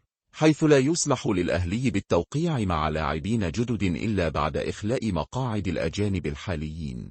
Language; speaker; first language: Arabic; native; Arabic